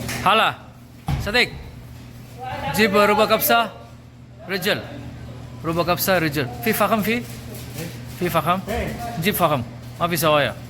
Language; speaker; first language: Arabic; non-native, learner; Tamil